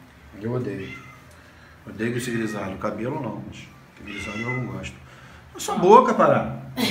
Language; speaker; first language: Portuguese; native; Portuguese